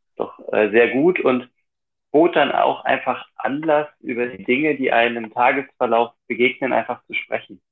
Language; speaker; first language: German; native; German